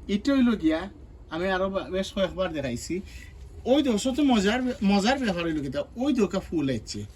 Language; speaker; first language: Bangla; non-native, local second language; Sylheti